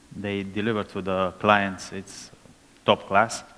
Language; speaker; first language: English; non-native, fluent; Romanian